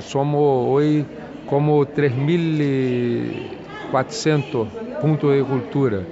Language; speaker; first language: Spanish; non-native, fluent; Portuguese